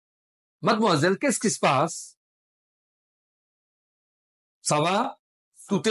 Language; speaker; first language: French; non-native, learner; Bangla